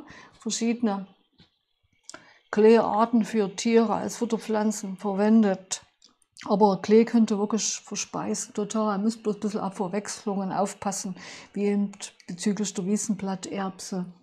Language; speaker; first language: German; native; German